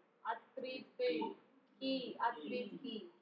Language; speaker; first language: Russian; non-native, learner; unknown